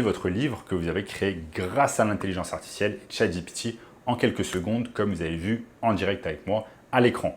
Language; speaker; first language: French; native; French